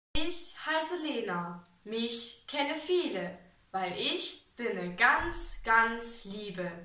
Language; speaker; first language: German; native; German